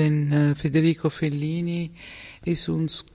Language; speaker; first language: German; non-native, fluent; Italian